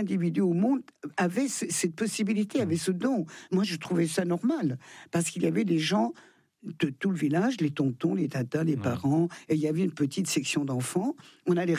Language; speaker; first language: French; native; French